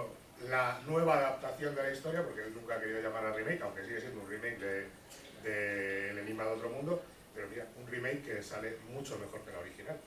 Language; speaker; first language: Spanish; native; Spanish